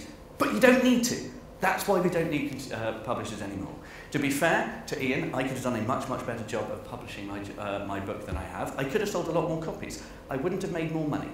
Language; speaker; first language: English; native; English